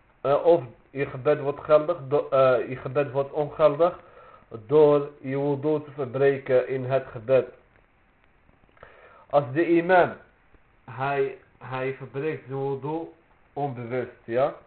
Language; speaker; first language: Dutch; early bilingual, other home language; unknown